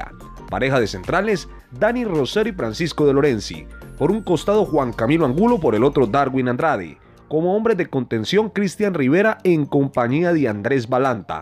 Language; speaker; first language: Spanish; native; Spanish